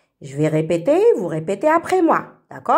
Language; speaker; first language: French; non-native, fluent; Arabic